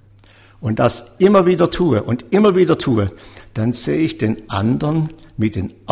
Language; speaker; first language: German; native; German